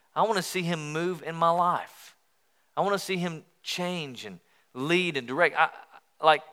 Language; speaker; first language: English; native; English